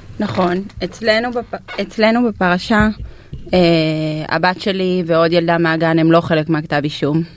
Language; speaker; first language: Hebrew; native; Hebrew